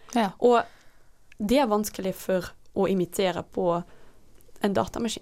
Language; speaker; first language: Norwegian; non-native, fluent; Dutch